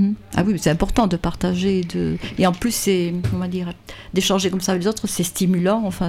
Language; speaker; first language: French; native; French